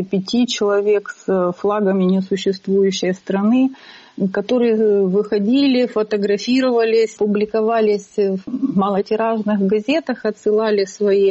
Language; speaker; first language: Russian; native; Russian